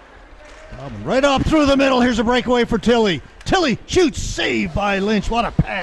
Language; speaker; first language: English; native; English